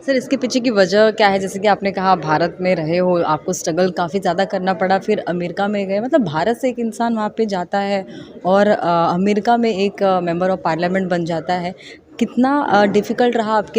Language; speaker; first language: Hindi; native; Hindi